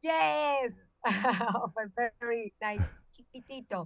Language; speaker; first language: English; non-native, learner; Spanish